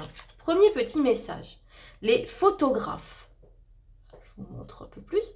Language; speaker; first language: French; native; French